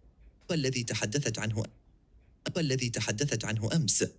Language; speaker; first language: Arabic; non-native, learner; English